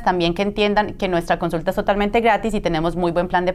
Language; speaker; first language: Spanish; native; Spanish